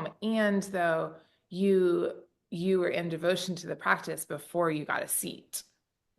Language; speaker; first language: English; native; English